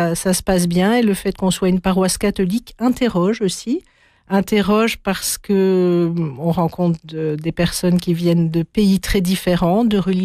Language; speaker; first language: French; native; French